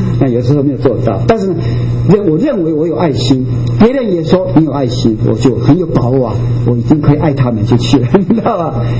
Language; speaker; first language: Chinese; non-native, local second language; Japanese